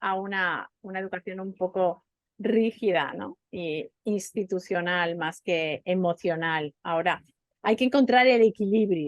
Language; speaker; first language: Spanish; native; Spanish